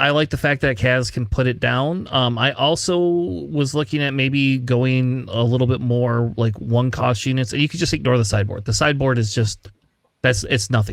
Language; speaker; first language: English; native; English